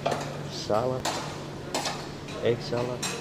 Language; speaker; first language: English; non-native, fluent; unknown